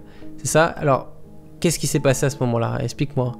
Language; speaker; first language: French; native; French